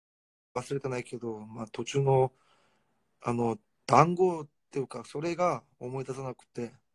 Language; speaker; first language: Japanese; non-native, fluent; Korean